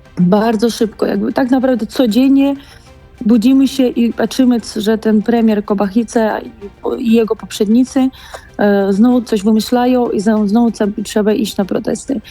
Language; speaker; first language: Polish; non-native, fluent; Georgian